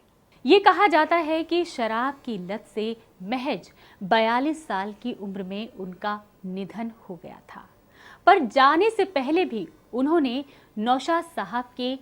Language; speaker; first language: Hindi; native; Hindi